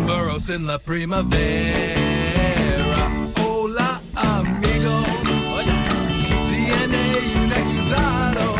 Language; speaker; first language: Spanish; non-native, learner; English